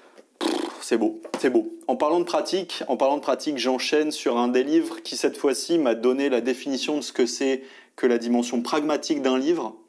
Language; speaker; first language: French; native; French